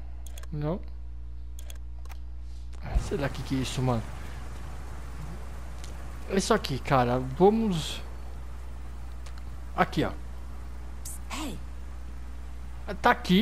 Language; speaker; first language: Portuguese; native; Portuguese